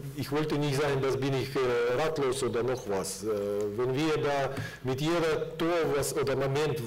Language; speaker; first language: German; non-native, learner; Russian